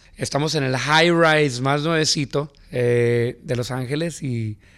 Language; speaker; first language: Spanish; early bilingual, heritage; Spanish